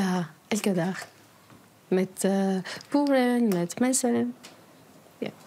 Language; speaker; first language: Dutch; non-native, learner; Arabic